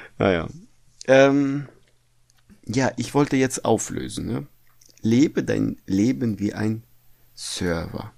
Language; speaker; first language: German; native; German